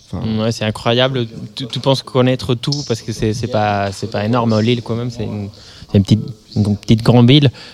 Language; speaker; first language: French; early bilingual, other home language; English